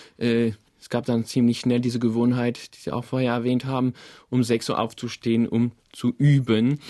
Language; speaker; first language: German; non-native, fluent; French